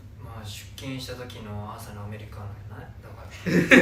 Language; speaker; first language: Japanese; native; Japanese